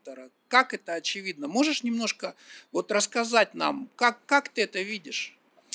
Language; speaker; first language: Russian; native; Russian